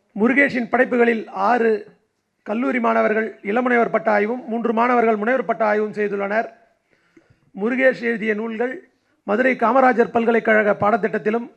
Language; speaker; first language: Tamil; native; Tamil